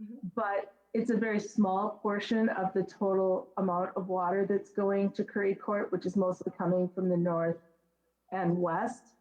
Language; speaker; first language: English; native; English